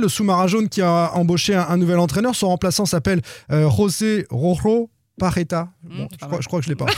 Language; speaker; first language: French; native; French